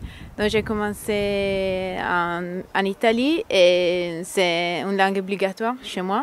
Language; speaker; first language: French; non-native, fluent; Italian